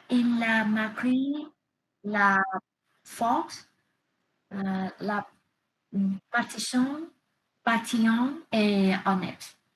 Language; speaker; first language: French; non-native, learner; Vietnamese